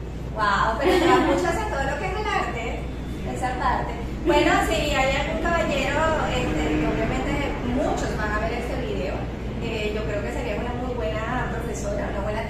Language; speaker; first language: Spanish; native; Spanish